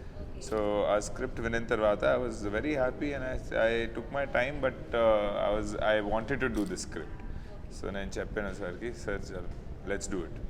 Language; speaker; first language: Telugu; non-native, learner; Hindi